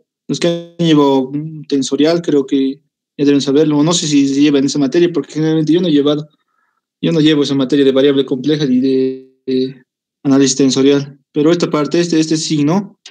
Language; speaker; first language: Spanish; native; Spanish